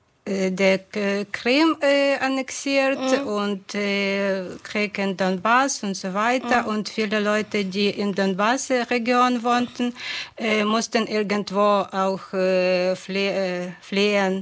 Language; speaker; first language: German; non-native, fluent; Ukrainian